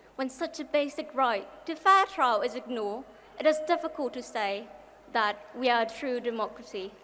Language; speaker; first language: English; non-native, fluent; Thai